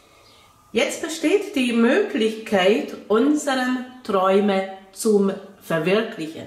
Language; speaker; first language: German; non-native, fluent; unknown